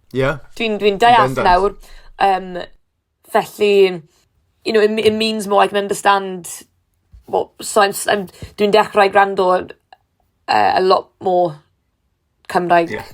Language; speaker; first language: Welsh; non-native, learner; English